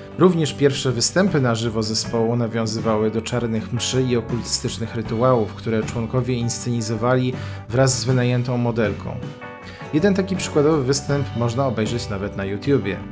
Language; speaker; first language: Polish; native; Polish